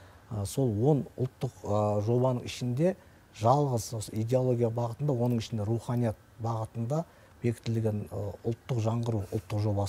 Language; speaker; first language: Kazakh; native; Kazakh